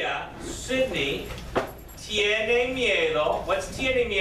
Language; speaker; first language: Spanish; non-native, fluent; English